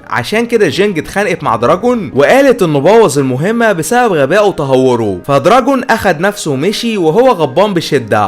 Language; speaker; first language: Arabic; native; Arabic